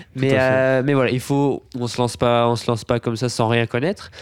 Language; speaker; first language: French; native; French